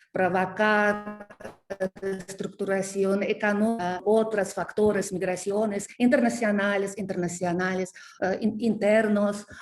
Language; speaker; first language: Spanish; non-native, learner; Russian